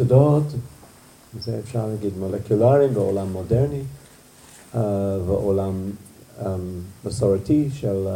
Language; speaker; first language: Hebrew; non-native, fluent; English